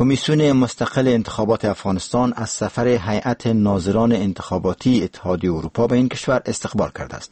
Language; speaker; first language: Persian; native; Persian